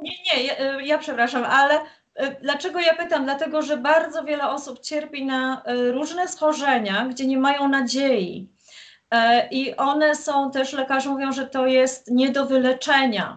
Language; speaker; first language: Polish; native; Polish